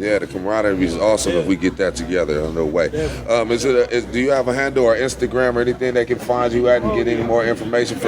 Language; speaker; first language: English; native; English